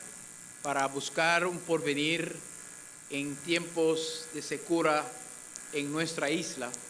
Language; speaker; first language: Spanish; non-native, fluent; Papiamento